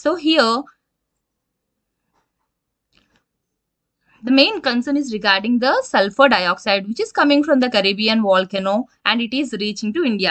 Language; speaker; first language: English; non-native, local second language; Telugu